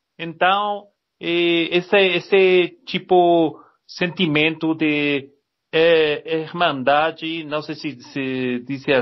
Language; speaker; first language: Portuguese; non-native, learner; Spanish